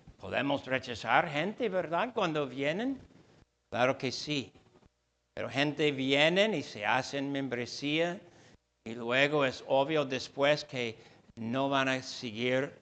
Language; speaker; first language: Spanish; non-native, fluent; English